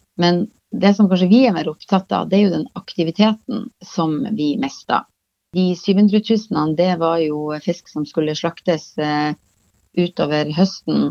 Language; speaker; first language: Norwegian; native; Norwegian